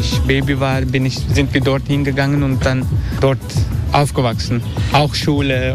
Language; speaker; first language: German; non-native, learner; Turkish